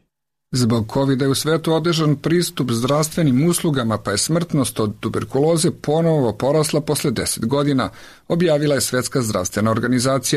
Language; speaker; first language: Croatian; native; Croatian